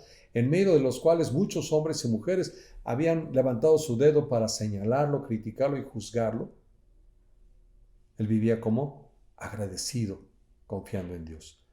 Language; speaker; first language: Spanish; native; Spanish